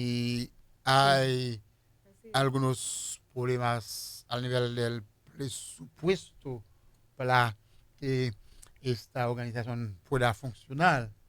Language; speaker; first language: Spanish; non-native, fluent; Haitian Creole